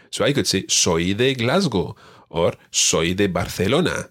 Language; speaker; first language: Spanish; non-native, fluent; English